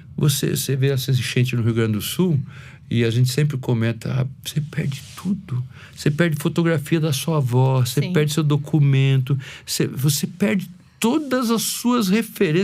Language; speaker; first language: Portuguese; native; Portuguese